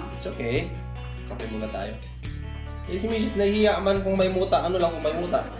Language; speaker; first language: Filipino; non-native, local second language; Iloko